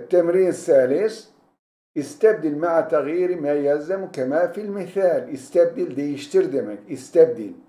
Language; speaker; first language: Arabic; non-native, fluent; Turkish